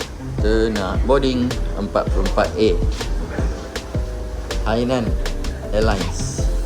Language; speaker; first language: Malay; native; Malay